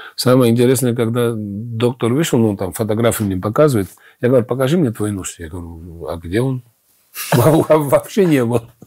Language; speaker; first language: Russian; non-native, fluent; Georgian